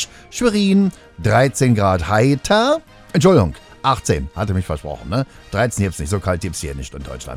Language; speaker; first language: German; native; German